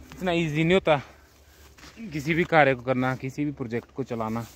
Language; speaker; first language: Hindi; native; Hindi